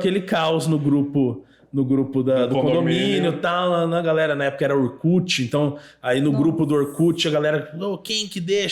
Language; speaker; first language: Portuguese; native; Portuguese